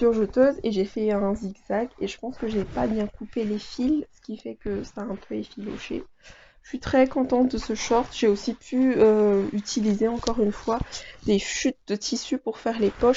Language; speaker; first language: French; native; French